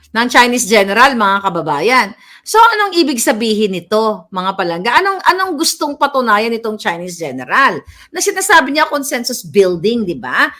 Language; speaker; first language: Filipino; native; Filipino